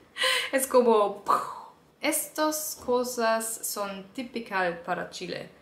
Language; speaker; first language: Spanish; non-native, learner; German